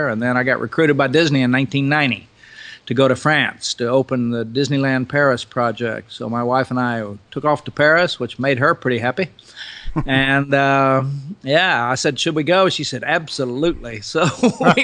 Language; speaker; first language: English; native; English